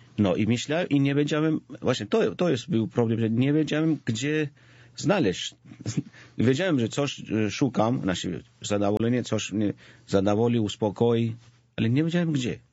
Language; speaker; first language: Polish; non-native, fluent; Georgian